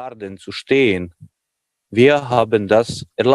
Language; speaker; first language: German; non-native, learner; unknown